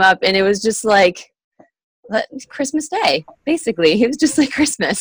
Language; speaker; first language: English; native; English